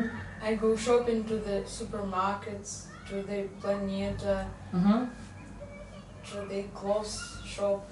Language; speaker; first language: English; non-native, learner; Russian